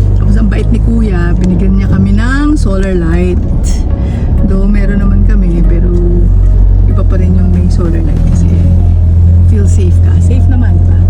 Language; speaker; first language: Filipino; native; Filipino